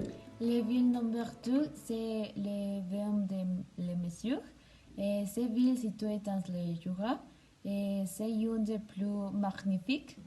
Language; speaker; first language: French; non-native, learner; Spanish